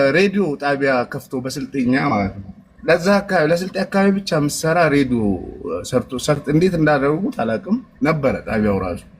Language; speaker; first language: Amharic; non-native, local second language; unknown